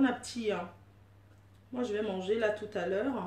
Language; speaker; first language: French; non-native, local second language; Lingala